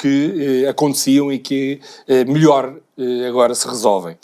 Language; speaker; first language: Portuguese; native; Portuguese